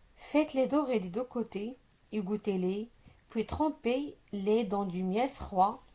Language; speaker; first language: French; non-native, local second language; Arabic